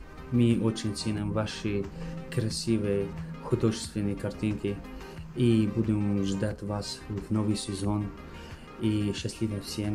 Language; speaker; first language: Russian; non-native, fluent; Arabic